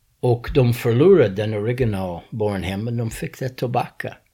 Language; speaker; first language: Swedish; non-native, fluent; English